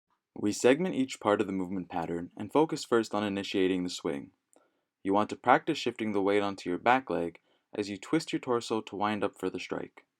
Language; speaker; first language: English; native; English